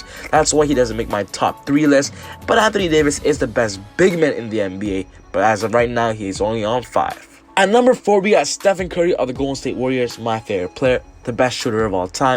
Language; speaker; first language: English; native; English